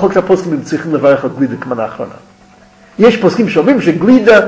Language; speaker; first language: Hebrew; non-native, fluent; English